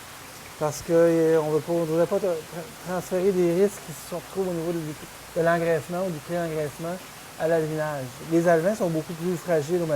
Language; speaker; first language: French; native; French